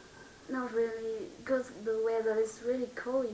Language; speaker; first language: English; non-native, learner; Vietnamese